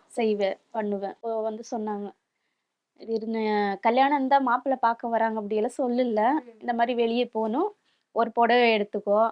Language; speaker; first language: Tamil; non-native, local second language; Kannada